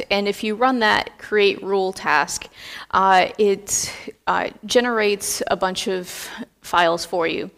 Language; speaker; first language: English; native; English